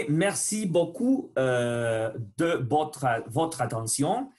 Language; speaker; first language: French; non-native, learner; Spanish